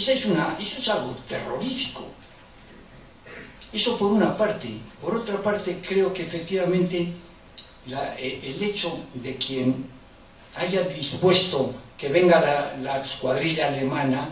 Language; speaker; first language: Spanish; native; Spanish